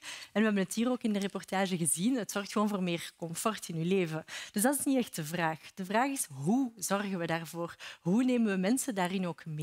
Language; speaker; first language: Dutch; native; Dutch